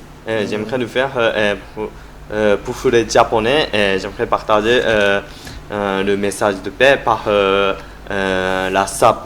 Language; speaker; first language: French; non-native, learner; Japanese